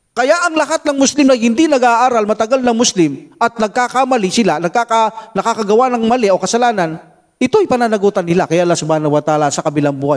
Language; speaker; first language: Filipino; non-native, local second language; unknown